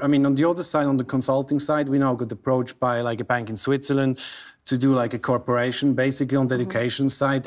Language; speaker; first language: English; non-native, fluent; German